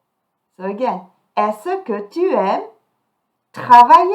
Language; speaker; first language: French; non-native, fluent; English